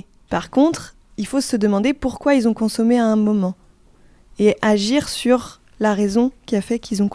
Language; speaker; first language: French; native; French